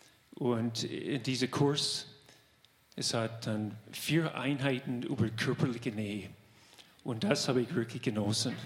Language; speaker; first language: German; non-native, fluent; English